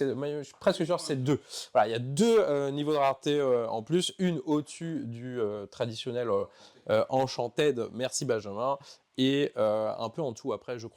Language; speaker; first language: French; native; French